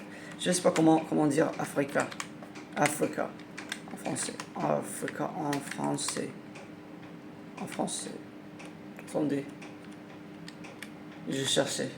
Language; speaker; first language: French; non-native, learner; Arabic